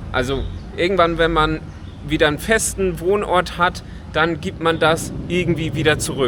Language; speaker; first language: German; native; German